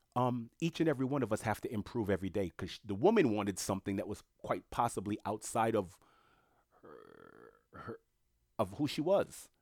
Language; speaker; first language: English; native; English